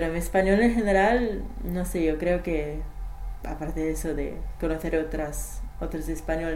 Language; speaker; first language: Spanish; non-native, learner; English